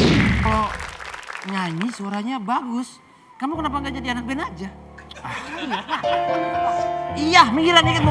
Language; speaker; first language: Indonesian; native; Indonesian